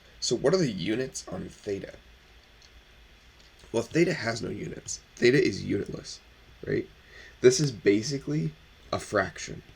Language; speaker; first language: English; native; English